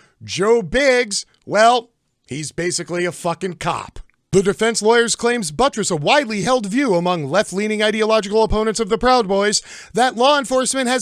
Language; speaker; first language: English; native; English